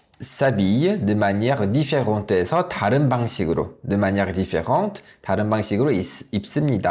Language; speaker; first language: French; non-native, fluent; Korean